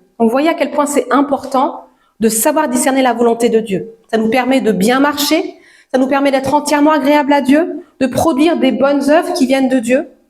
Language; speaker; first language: French; native; French